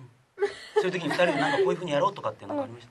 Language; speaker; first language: Japanese; native; Japanese